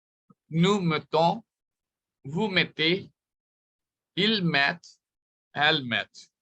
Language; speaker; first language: French; non-native, fluent; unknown